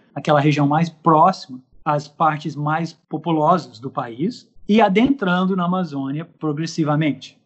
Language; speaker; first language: Portuguese; non-native, fluent; English